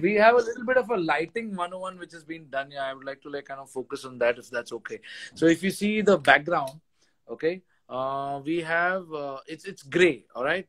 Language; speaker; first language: English; native; English